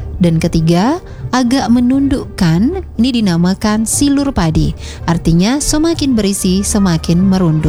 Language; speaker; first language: Indonesian; native; Indonesian